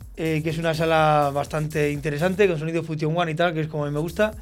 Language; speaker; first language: Spanish; native; Spanish